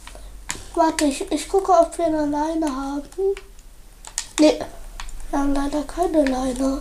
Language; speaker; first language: German; native; German